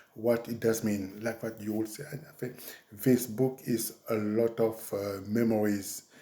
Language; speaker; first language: English; non-native, fluent; French